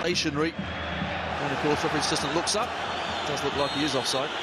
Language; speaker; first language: English; native; English